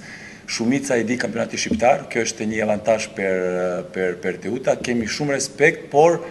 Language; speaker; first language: Albanian; non-native, learner; Serbian